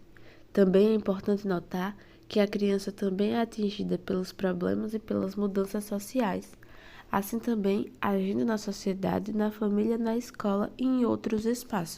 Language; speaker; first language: Portuguese; native; Portuguese